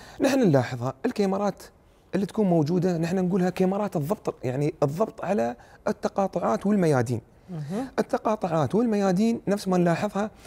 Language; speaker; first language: Arabic; native; Arabic